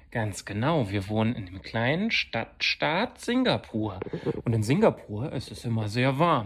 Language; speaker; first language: German; native; German